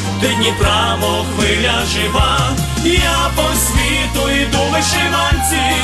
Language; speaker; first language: Ukrainian; native; Ukrainian